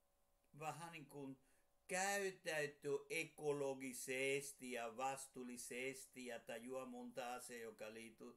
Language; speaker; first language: Finnish; non-native, fluent; Spanish